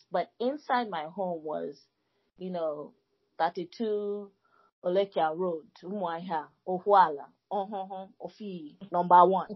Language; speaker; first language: English; native; English